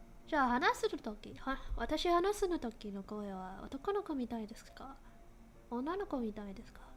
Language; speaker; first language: Japanese; non-native, learner; English